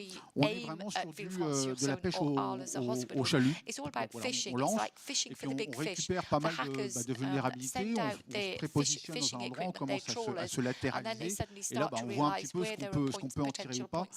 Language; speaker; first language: French; native; French